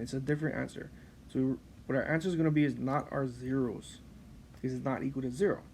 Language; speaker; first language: English; native; English